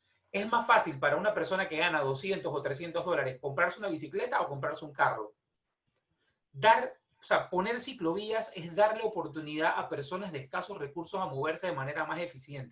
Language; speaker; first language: Spanish; native; Spanish